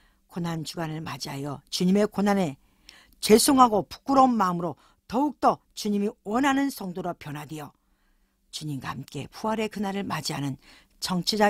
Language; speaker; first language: Korean; native; Korean